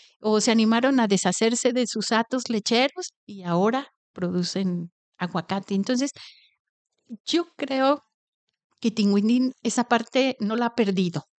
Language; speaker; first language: Spanish; native; Spanish